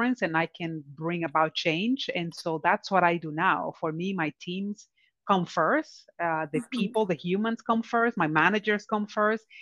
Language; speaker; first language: English; non-native, fluent; Spanish